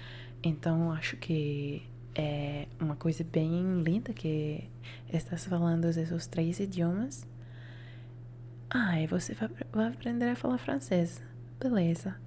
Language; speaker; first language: Portuguese; non-native, learner; Italian